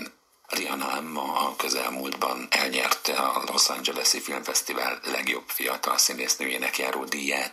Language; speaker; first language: Hungarian; native; Hungarian